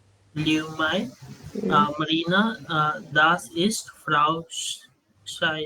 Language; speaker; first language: German; non-native, learner; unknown